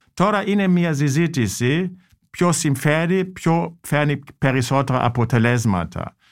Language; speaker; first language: Greek; non-native, fluent; German